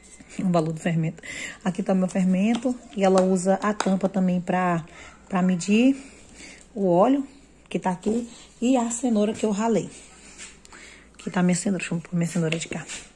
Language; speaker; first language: Portuguese; native; Portuguese